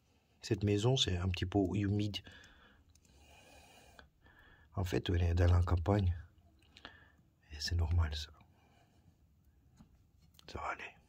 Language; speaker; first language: French; non-native, fluent; Portuguese